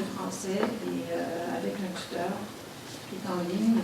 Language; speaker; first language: French; native; French